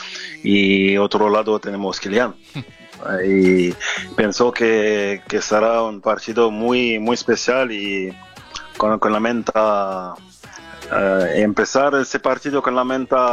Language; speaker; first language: Spanish; non-native, fluent; French